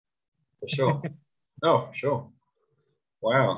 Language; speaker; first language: English; non-native, learner; Spanish